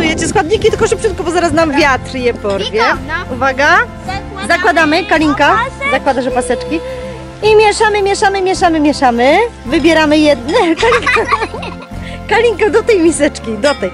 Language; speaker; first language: Polish; native; Polish